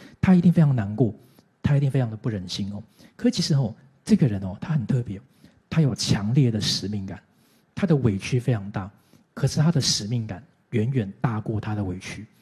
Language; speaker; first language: Chinese; native; Chinese